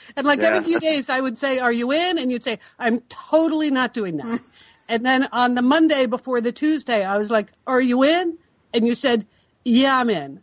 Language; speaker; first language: English; native; English